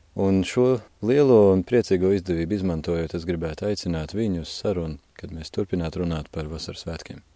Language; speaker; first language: Latvian; native; Latvian